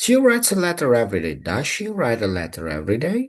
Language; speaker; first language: English; non-native, fluent; Indonesian